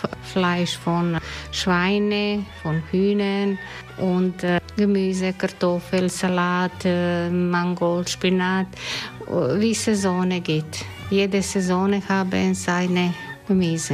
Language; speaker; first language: German; non-native, learner; Croatian